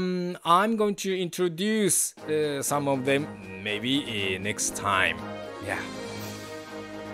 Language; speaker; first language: English; non-native, learner; Japanese